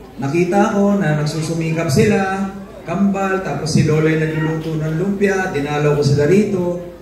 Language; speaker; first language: Filipino; native; Filipino